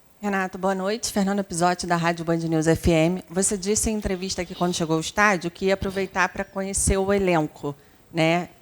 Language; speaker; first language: Portuguese; native; Portuguese